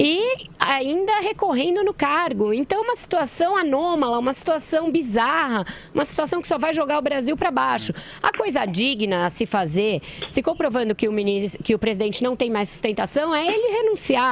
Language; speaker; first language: Portuguese; native; Portuguese